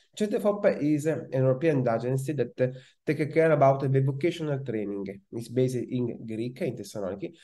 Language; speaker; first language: English; non-native, fluent; Italian